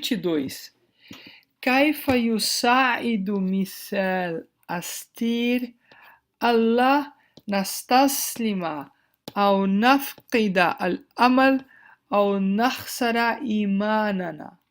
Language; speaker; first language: Arabic; non-native, fluent; Portuguese